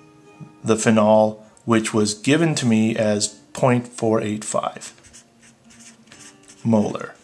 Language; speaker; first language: English; native; English